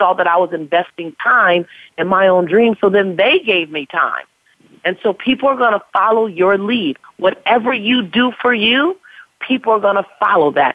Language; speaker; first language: English; native; English